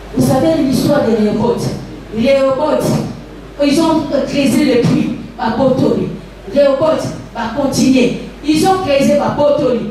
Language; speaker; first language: French; non-native, local second language; Lingala